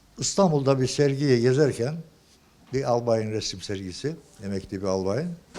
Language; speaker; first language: Turkish; non-native, local second language; Georgian